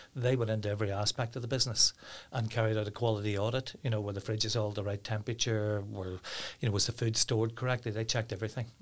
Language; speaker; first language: English; native; English